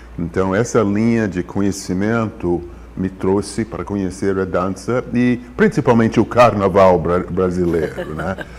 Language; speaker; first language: Portuguese; non-native, fluent; English